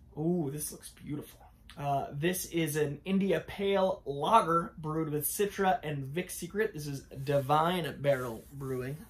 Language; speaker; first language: English; native; English